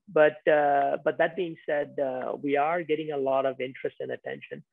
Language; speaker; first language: English; non-native, local second language; Tamil